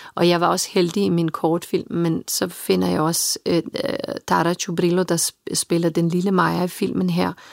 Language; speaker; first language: Danish; early bilingual, other home language; Serbian